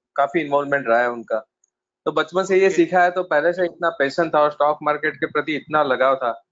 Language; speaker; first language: Hindi; non-native, local second language; Gujarati